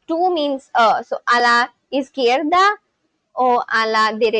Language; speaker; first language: Spanish; non-native, learner; English